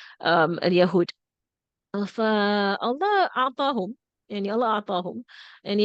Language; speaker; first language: Arabic; non-native, fluent; English